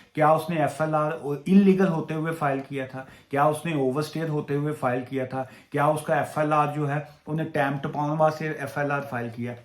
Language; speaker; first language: Urdu; non-native, local second language; Punjabi